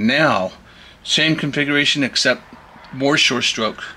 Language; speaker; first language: English; native; English